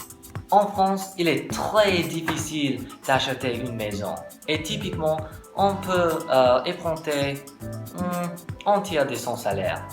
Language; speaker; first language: French; non-native, learner; English